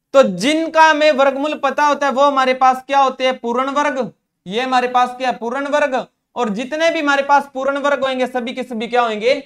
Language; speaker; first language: Hindi; non-native, local second language; Punjabi